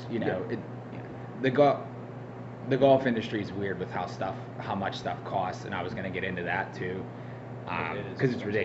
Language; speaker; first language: English; native; English